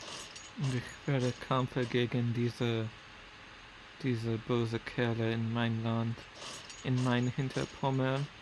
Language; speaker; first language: German; non-native, learner; English